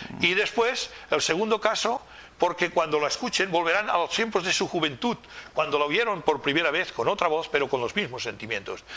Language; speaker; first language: Spanish; non-native, local second language; Catalan